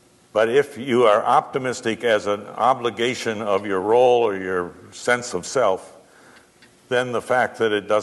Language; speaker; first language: English; native; English